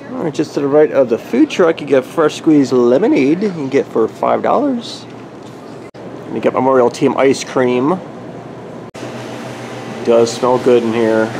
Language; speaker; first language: English; native; English